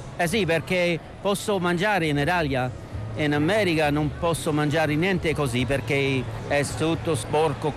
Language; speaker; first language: Italian; non-native, learner; English